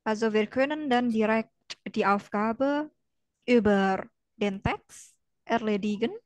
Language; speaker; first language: German; non-native, fluent; Indonesian